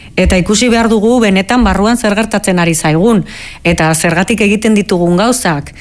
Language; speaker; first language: Basque; non-native, local second language; Spanish